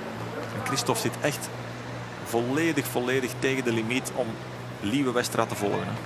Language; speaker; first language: Dutch; native; Dutch